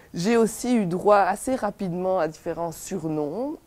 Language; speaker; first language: French; native; French